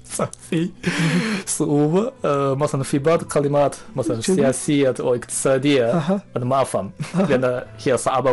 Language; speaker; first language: Arabic; non-native, learner; Japanese